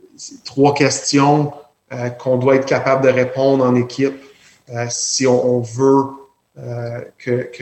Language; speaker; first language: French; native; French